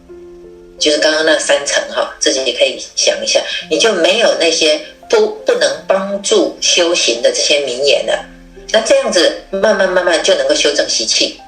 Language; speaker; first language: Chinese; native; Chinese